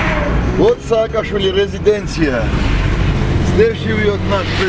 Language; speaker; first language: Russian; non-native, fluent; Georgian